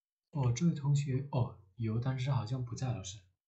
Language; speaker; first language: Chinese; non-native, learner; Indonesian